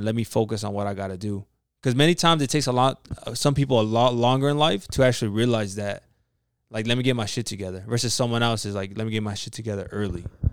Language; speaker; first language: English; early bilingual, other home language; Spanish